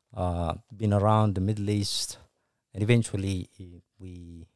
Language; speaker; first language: English; non-native, fluent; Tigrinya